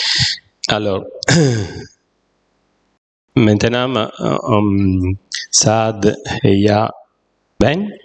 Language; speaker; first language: French; non-native, fluent; Italian